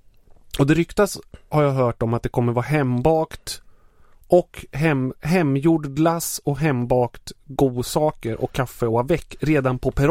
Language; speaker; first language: Swedish; native; Swedish